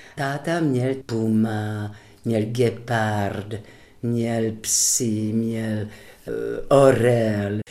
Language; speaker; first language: Czech; non-native, fluent; French